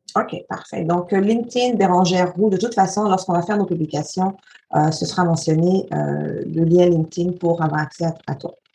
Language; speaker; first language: French; native; French